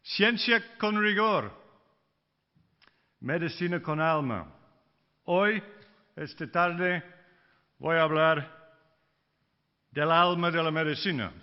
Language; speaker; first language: Spanish; non-native, fluent; English